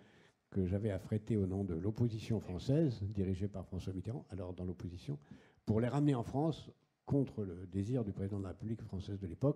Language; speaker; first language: French; native; French